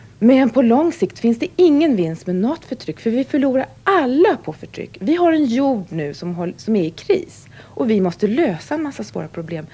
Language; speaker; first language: Swedish; native; Swedish